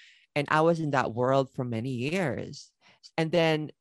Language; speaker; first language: English; non-native, local second language; Filipino